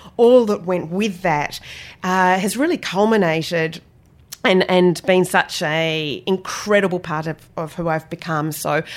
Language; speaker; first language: English; native; English